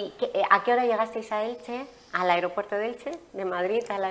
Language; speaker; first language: Spanish; native; Spanish